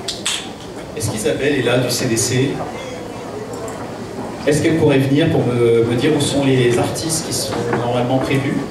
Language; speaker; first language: French; native; French